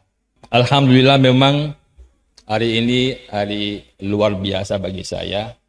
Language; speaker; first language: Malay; non-native, fluent; Javanese